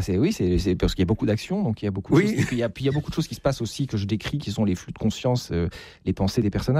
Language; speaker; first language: French; native; French